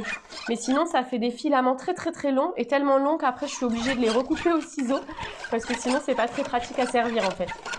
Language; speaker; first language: French; native; French